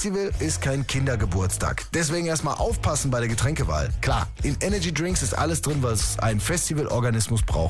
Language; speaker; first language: German; native; German